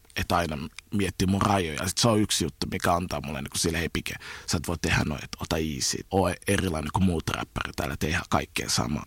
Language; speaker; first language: Finnish; early bilingual, other home language; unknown